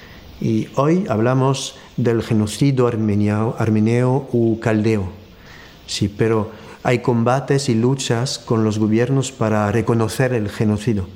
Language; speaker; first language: Spanish; non-native, fluent; French